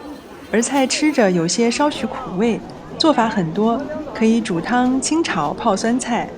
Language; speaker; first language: Chinese; native; Chinese